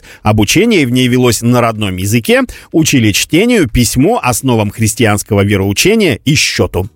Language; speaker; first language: Russian; native; Russian